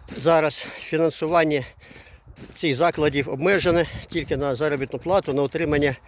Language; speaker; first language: Ukrainian; non-native, local second language; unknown